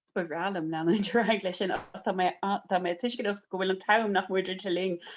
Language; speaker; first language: Irish; native; Irish